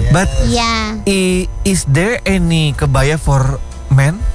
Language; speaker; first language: English; non-native, learner; Indonesian